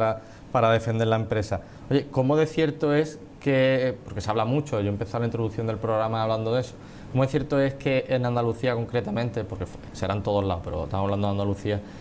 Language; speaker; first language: Spanish; native; Spanish